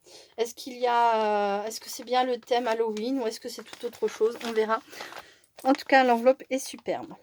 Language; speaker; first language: French; native; French